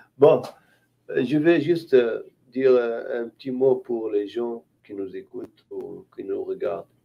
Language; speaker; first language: French; non-native, local second language; Haitian Creole